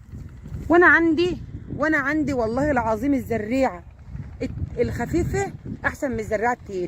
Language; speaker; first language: Arabic; native; Arabic